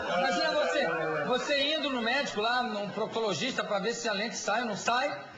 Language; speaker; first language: Portuguese; native; Portuguese